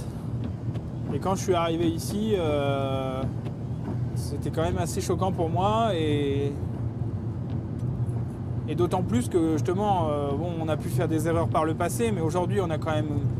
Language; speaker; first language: French; native; French